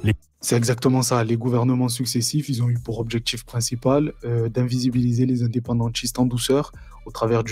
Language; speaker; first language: French; native; French